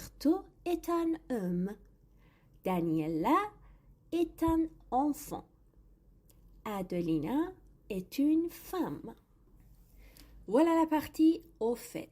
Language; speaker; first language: French; non-native, fluent; Persian